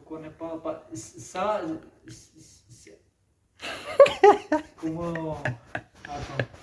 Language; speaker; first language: French; non-native, learner; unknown